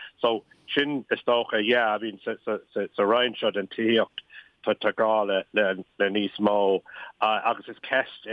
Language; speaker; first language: Irish; non-native, local second language; English